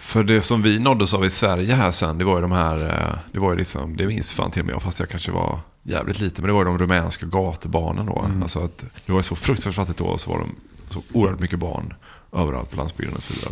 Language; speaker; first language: Swedish; native; Swedish